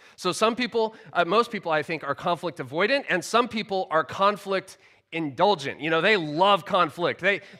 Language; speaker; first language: English; native; English